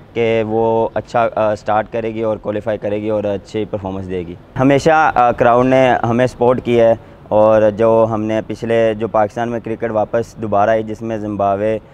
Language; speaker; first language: Urdu; non-native, local second language; Punjabi